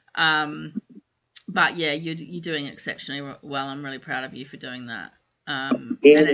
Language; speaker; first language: English; native; English